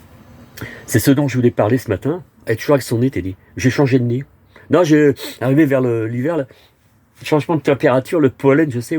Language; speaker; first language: French; native; French